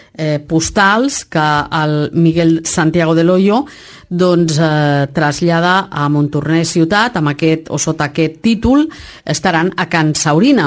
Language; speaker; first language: Catalan; native; Catalan